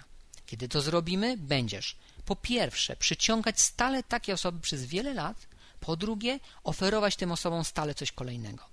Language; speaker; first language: Polish; native; Polish